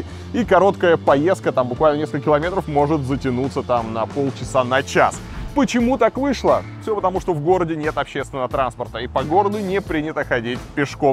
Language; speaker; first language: Russian; native; Russian